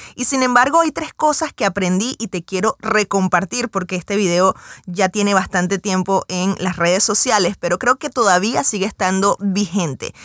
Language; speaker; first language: Spanish; native; Spanish